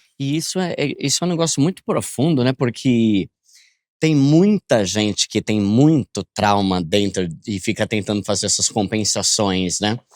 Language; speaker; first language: Portuguese; native; Portuguese